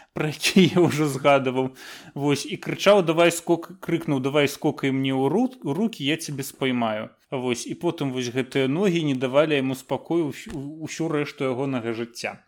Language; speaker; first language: Belarusian; native; Belarusian